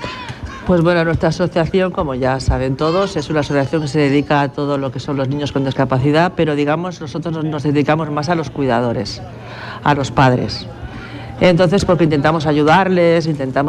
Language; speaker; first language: Spanish; native; Spanish